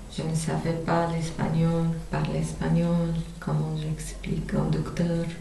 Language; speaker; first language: French; non-native, learner; Arabic